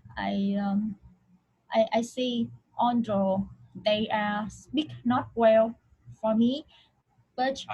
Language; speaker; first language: English; non-native, learner; Vietnamese